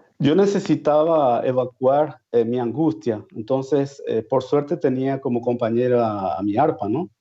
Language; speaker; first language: Spanish; native; Spanish